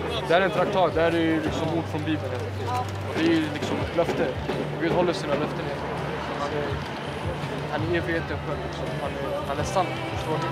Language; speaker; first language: Swedish; non-native, fluent; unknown